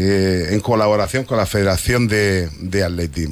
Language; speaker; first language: Spanish; native; Spanish